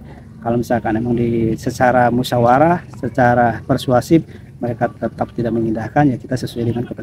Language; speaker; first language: Indonesian; non-native, local second language; Sundanese